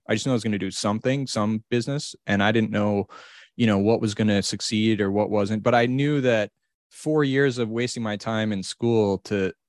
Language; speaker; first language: English; native; English